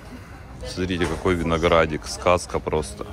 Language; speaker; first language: Russian; native; Russian